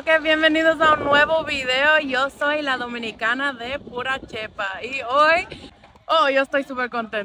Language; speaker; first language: Spanish; non-native, fluent; English